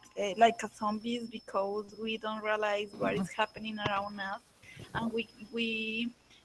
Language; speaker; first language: English; non-native, learner; Spanish